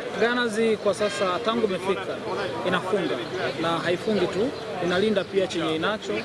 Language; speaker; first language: Swahili; native; Swahili